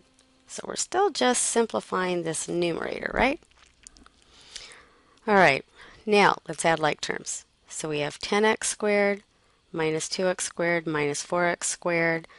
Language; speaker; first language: English; native; English